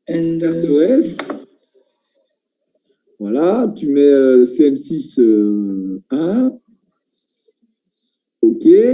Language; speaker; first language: French; native; French